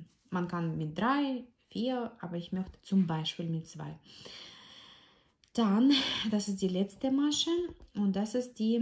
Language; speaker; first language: German; non-native, fluent; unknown